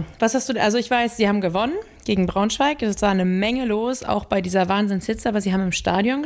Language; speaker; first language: German; native; German